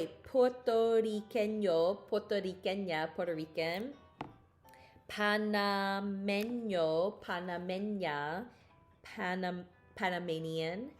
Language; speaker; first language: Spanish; non-native, learner; English